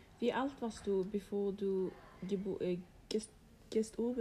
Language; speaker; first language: German; non-native, learner; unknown